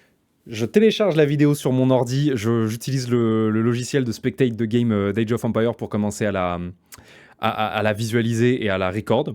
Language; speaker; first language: French; native; French